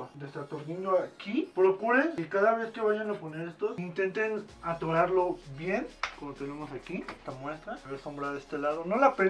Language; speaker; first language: Spanish; native; Spanish